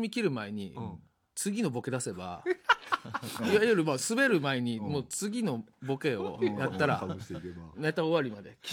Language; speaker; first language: Japanese; native; Japanese